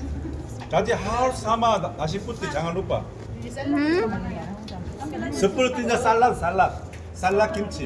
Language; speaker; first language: Indonesian; non-native, learner; Korean